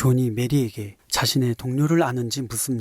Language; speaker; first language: Korean; native; Korean